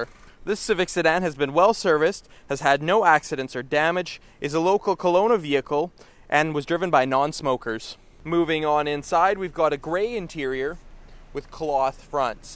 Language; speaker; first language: English; native; English